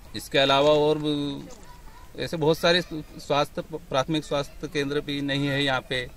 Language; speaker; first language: Hindi; native; Hindi